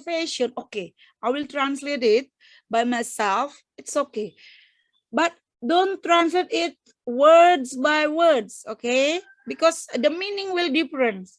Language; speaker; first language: English; non-native, fluent; Indonesian